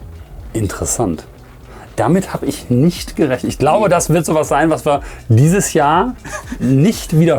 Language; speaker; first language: German; native; German